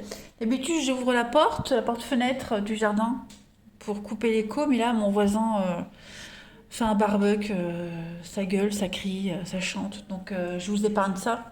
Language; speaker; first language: French; native; French